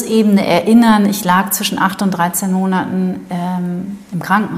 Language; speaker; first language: German; native; German